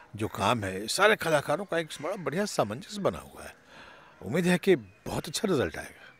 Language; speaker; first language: Hindi; native; Hindi